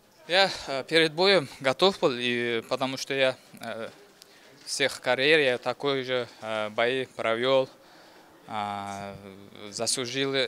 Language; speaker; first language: Russian; non-native, learner; Uzbek